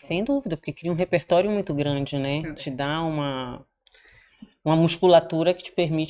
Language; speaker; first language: Portuguese; native; Portuguese